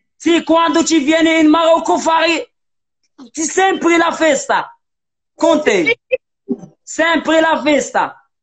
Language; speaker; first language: Italian; non-native, learner; Arabic